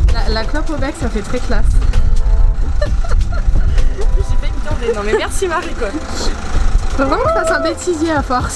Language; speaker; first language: French; native; French